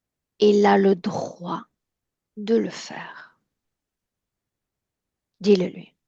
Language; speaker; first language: French; native; French